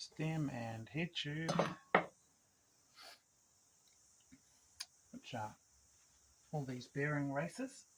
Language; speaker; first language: English; native; English